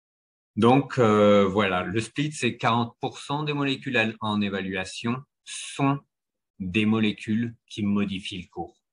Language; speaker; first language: French; native; French